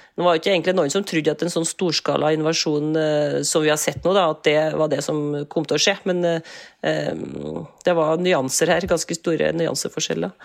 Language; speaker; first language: Norwegian; native; Norwegian